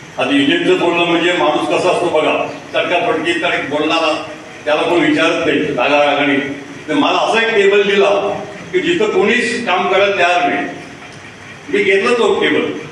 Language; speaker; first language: Marathi; native; Marathi